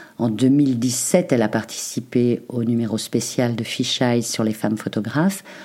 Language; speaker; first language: French; native; French